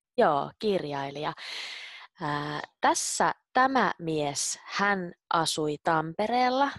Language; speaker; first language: Finnish; native; Finnish